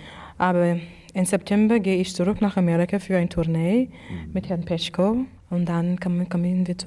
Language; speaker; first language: German; non-native, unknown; English